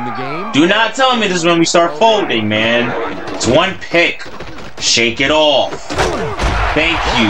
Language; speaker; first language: English; native; English